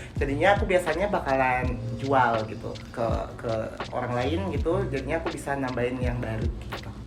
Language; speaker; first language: Indonesian; non-native, local second language; Balinese